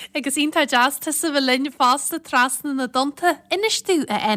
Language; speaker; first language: Irish; native; Irish